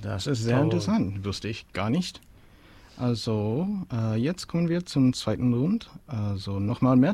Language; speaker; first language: German; non-native, learner; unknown